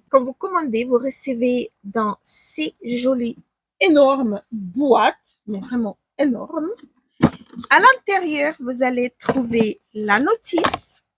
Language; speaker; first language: French; non-native, fluent; Ukrainian